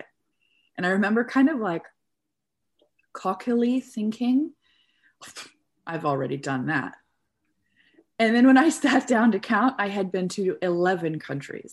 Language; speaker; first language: English; native; English